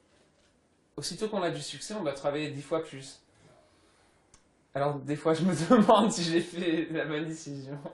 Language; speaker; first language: French; early bilingual, other home language; English